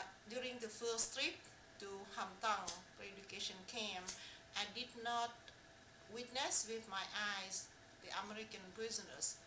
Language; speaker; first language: English; non-native, fluent; Vietnamese